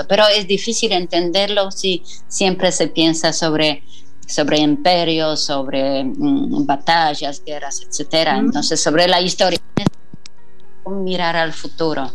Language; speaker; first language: Spanish; non-native, fluent; Polish